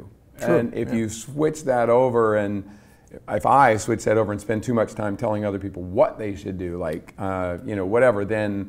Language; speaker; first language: English; native; English